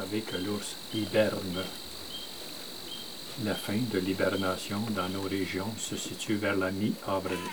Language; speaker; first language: French; native; French